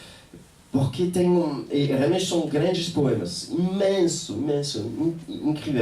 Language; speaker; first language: Portuguese; non-native, fluent; French